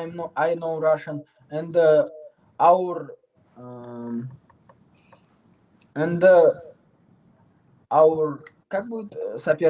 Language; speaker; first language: English; non-native, learner; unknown